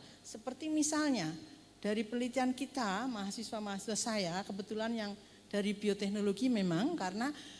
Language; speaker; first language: Indonesian; native; Indonesian